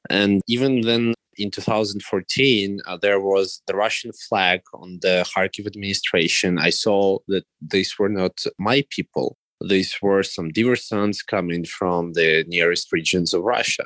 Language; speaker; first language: English; non-native, fluent; Russian